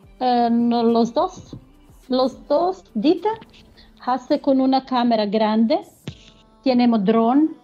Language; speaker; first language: Spanish; non-native, learner; German